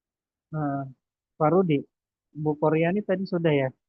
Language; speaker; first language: Indonesian; native; Indonesian